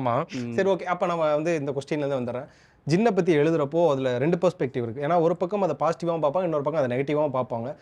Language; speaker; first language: Tamil; native; Tamil